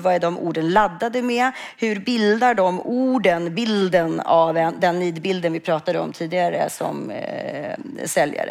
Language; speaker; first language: Swedish; native; Swedish